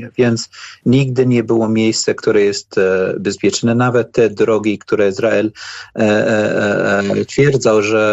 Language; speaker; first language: Polish; non-native, learner; Arabic